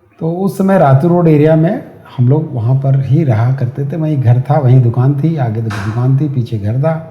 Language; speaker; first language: Hindi; native; Hindi